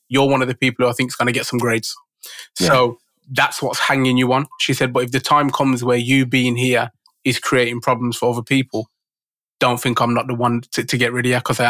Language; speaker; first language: English; native; English